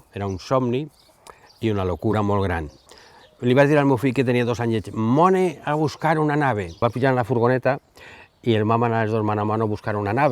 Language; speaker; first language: Catalan; native; Catalan